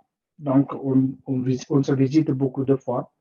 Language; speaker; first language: French; non-native, learner; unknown